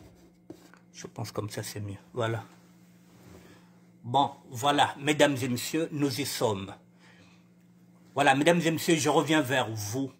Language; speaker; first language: French; non-native, local second language; Lingala